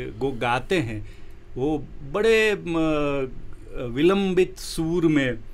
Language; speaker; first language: Hindi; non-native, local second language; Gujarati